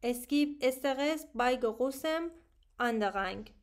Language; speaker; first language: German; non-native, learner; Persian